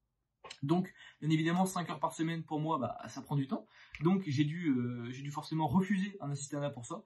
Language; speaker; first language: French; native; French